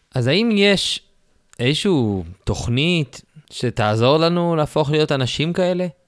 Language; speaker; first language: Hebrew; native; Hebrew